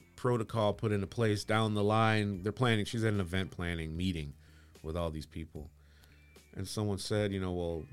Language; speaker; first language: English; native; English